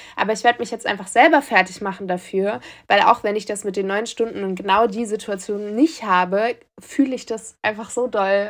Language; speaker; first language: German; early bilingual, other home language; Turkish